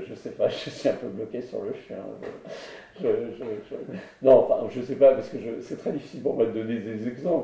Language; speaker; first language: French; native; French